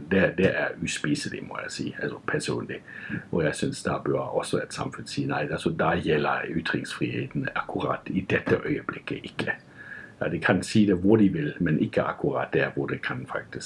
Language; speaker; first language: Norwegian; non-native, fluent; German